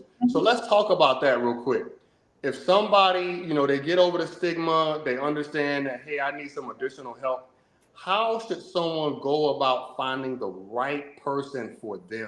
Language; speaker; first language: English; native; English